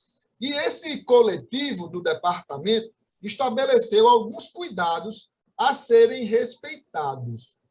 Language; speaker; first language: Portuguese; native; Portuguese